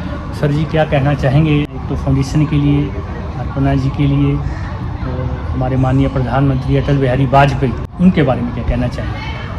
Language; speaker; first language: Hindi; native; Hindi